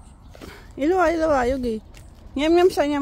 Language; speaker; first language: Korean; non-native, learner; Filipino